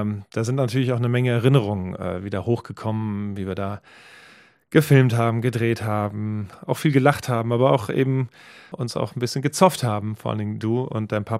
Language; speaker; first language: German; native; German